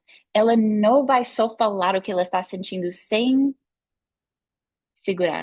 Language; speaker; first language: Portuguese; non-native, fluent; English